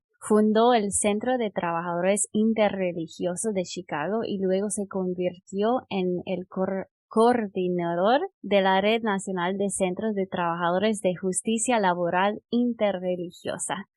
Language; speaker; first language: Spanish; non-native, fluent; English